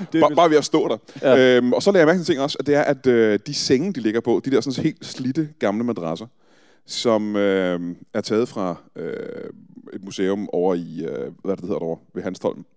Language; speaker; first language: Danish; native; Danish